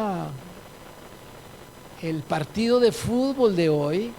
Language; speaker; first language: Spanish; native; Spanish